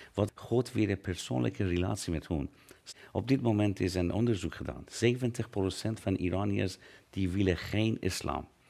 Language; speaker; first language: Dutch; non-native, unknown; Persian